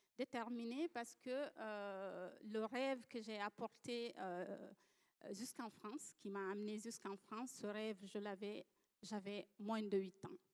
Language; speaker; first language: French; non-native, local second language; Fula